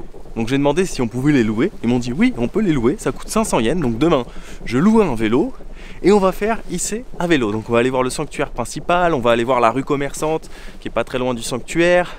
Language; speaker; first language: French; native; French